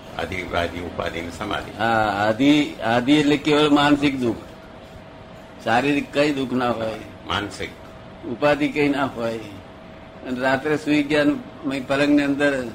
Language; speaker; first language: Gujarati; native; Gujarati